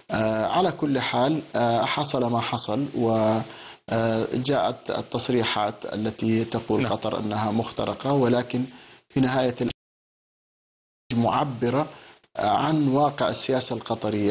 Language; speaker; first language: Arabic; native; Arabic